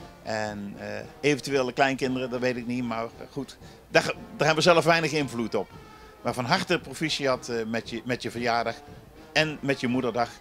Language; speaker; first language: Dutch; native; Dutch